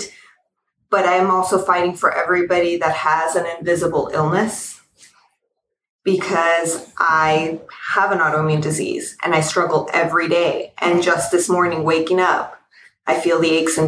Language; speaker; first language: English; early bilingual, other home language; Spanish